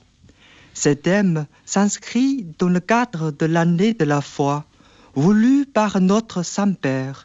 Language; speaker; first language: French; non-native, fluent; Chinese